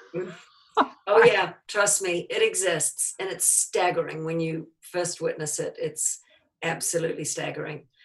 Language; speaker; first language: English; native; English